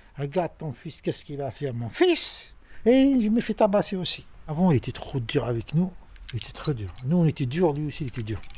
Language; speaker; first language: French; non-native, learner; Arabic